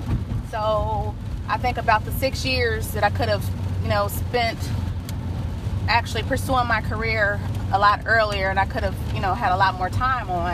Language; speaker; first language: English; native; English